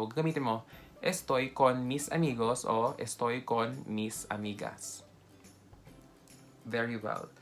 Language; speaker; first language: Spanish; non-native, fluent; Filipino